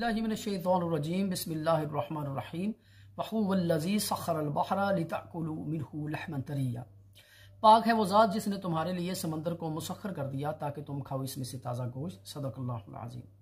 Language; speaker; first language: Urdu; non-native, local second language; Punjabi